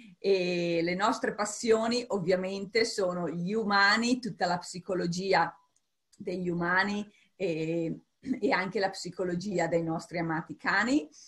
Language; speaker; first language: Italian; early bilingual, heritage; English